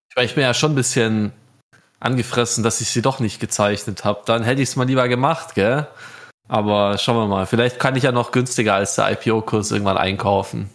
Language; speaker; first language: German; native; German